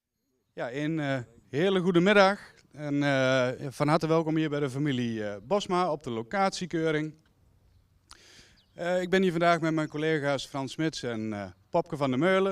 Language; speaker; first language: Dutch; native; Dutch